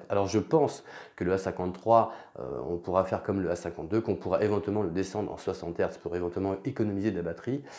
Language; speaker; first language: French; native; French